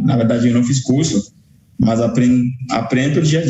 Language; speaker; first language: Portuguese; non-native, fluent; Haitian Creole